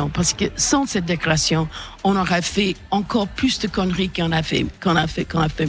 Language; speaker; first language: French; non-native, fluent; English